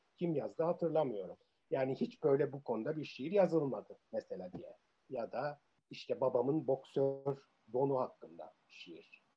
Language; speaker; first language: Turkish; native; Turkish